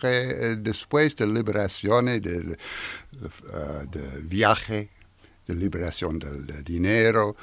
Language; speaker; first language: Spanish; non-native, learner; French